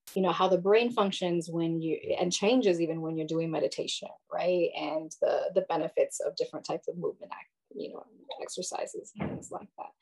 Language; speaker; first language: English; early bilingual, other home language; Yoruba